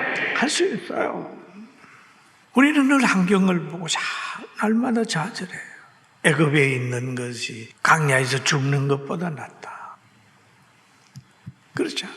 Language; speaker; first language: Korean; native; Korean